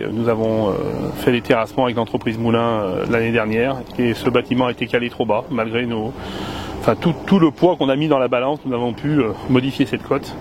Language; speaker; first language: French; native; French